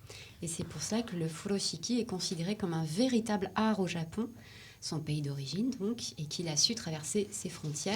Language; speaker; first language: French; native; French